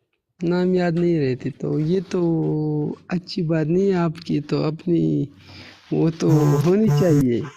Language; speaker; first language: Hindi; non-native, local second language; Pashto